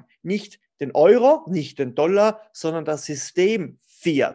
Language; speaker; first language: German; native; German